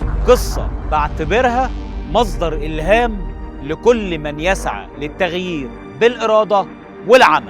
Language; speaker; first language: Arabic; native; Arabic